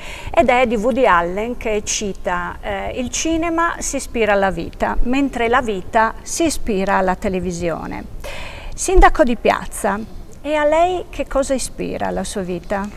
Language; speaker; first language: Italian; native; Italian